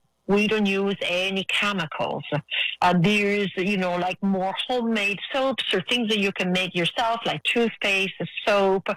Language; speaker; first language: English; non-native, fluent; Italian